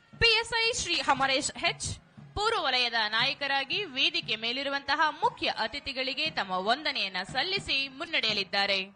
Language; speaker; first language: Kannada; native; Kannada